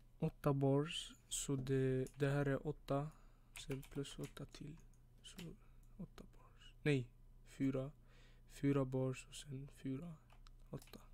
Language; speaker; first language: Swedish; early bilingual, other home language; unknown